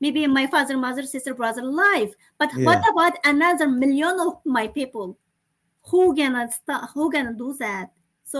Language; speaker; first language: English; non-native, learner; Chinese